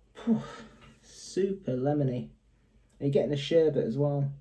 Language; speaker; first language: English; native; English